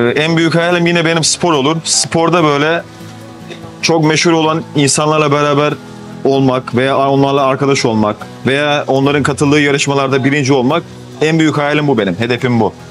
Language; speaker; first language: Turkish; native; Turkish